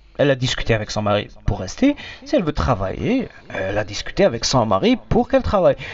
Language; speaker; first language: French; non-native, local second language; Arabic